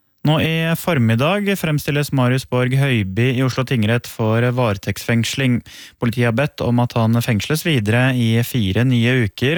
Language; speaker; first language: Norwegian; native; Norwegian